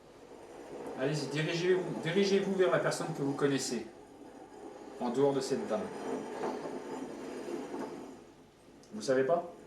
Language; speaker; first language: French; native; French